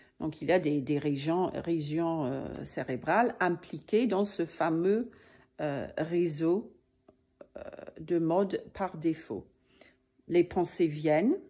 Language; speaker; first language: French; native; French